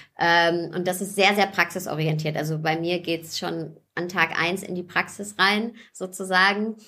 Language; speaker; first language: German; early bilingual, other home language; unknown